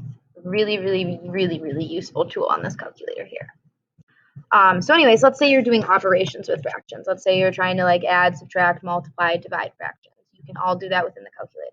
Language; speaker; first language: English; native; English